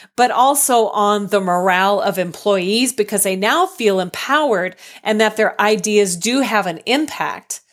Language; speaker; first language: English; native; English